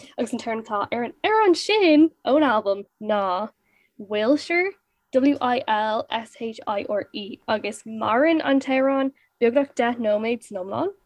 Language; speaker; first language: Irish; non-native, local second language; English